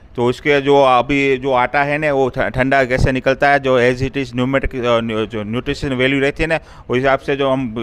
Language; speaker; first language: Hindi; non-native, local second language; Gujarati